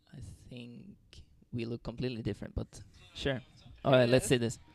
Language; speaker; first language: English; non-native, fluent; Finnish